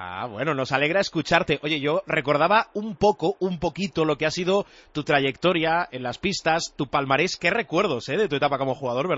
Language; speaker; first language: Spanish; native; Spanish